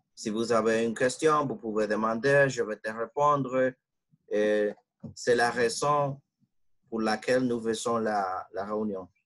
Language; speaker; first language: French; non-native, learner; Spanish